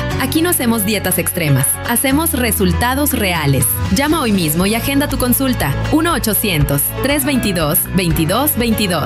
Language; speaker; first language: Spanish; native; Spanish